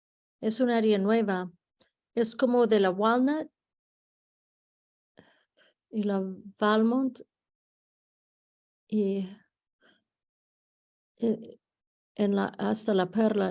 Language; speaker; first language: Spanish; early bilingual, heritage; Spanish